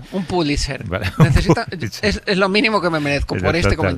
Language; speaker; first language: Spanish; native; Spanish